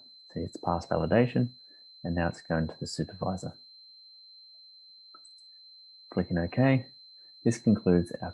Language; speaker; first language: English; native; English